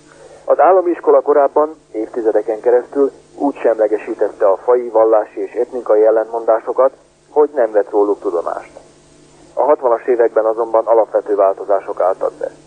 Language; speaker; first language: Hungarian; native; Hungarian